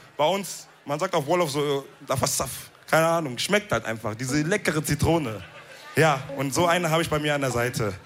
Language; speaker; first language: German; early bilingual, other home language; Wolof